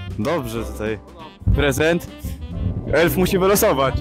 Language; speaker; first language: Polish; native; Polish